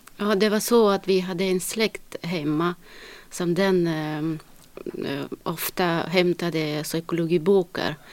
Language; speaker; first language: Swedish; non-native, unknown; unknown